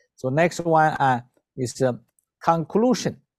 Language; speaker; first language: English; non-native, learner; Chinese